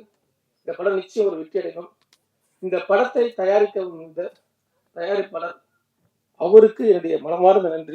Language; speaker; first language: Tamil; native; Tamil